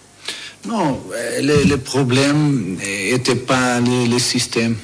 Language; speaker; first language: French; non-native, learner; Portuguese